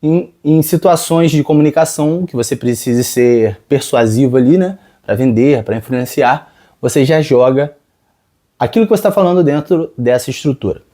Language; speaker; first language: Portuguese; native; Portuguese